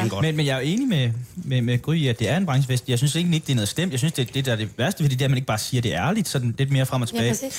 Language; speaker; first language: Danish; native; Danish